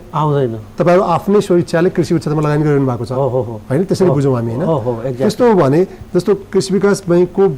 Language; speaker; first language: Nepali; native; Nepali